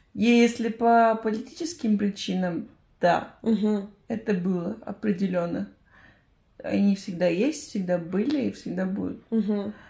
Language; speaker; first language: Russian; non-native, fluent; Spanish